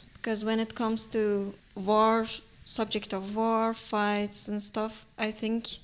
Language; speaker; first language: English; non-native, fluent; Azerbaijani